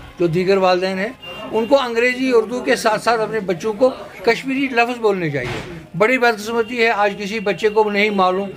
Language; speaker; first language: Hindi; non-native, local second language; Kashmiri